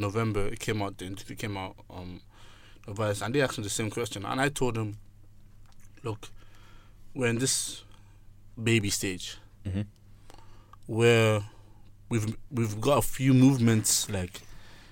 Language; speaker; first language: English; native; English